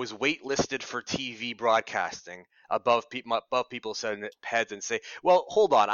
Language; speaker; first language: English; native; English